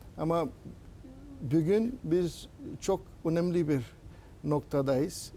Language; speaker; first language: Turkish; non-native, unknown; Urdu